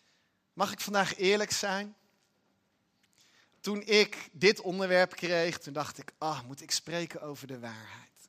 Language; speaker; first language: Dutch; native; Dutch